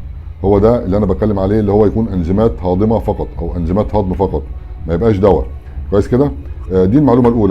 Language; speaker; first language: Arabic; native; Arabic